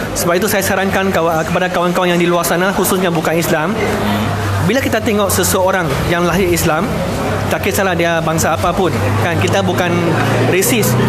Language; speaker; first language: Malay; non-native, local second language; Chinese